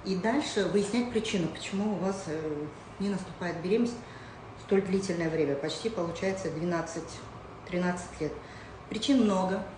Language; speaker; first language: Russian; non-native, local second language; Kazakh